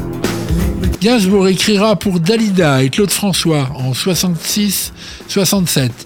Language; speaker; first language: French; native; French